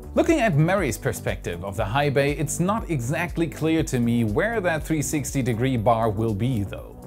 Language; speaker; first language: English; non-native, fluent; German